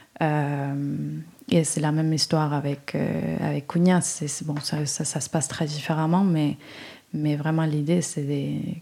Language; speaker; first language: French; non-native, fluent; Spanish